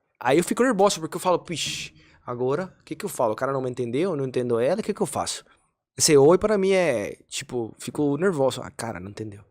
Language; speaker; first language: Portuguese; non-native, fluent; Spanish